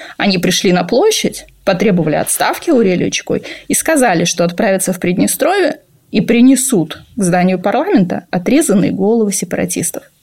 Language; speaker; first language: Russian; native; Russian